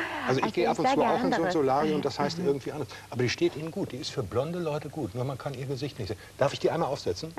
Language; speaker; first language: German; native; German